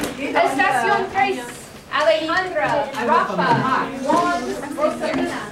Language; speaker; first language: Spanish; non-native, fluent; English